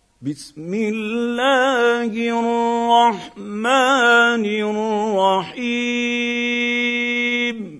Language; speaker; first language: Arabic; native; Arabic